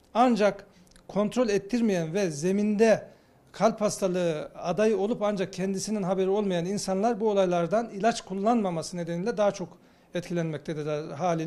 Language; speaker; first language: Turkish; native; Turkish